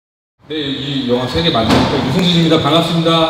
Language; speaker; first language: Korean; native; Korean